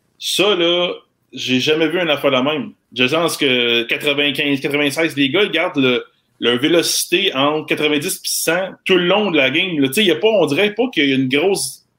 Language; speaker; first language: French; native; French